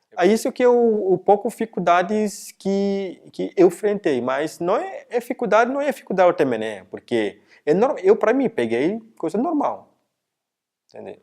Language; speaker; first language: Portuguese; non-native, learner; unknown